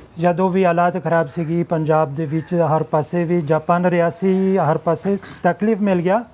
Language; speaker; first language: Punjabi; non-native, learner; French